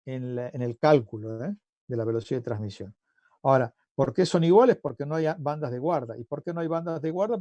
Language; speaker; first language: Spanish; native; Spanish